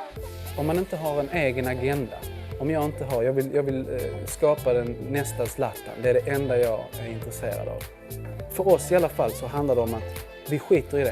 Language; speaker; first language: Swedish; native; Swedish